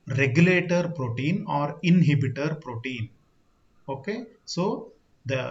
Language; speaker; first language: English; non-native, local second language; Kannada